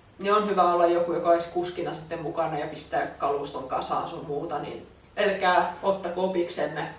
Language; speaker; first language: Finnish; native; Finnish